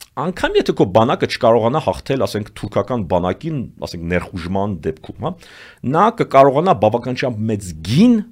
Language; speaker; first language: Armenian; native; Armenian